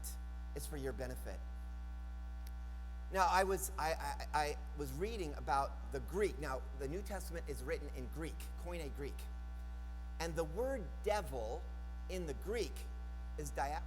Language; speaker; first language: English; native; English